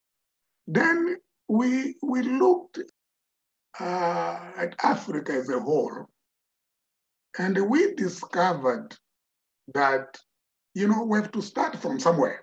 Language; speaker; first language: English; non-native, fluent; Tsonga